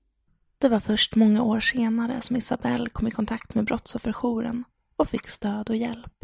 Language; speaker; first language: Swedish; native; Swedish